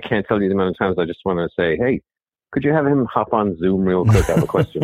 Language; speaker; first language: English; native; English